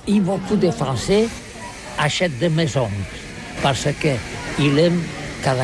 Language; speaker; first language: French; non-native, learner; Catalan